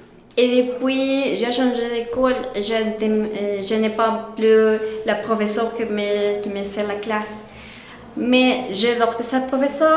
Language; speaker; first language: French; non-native, learner; Spanish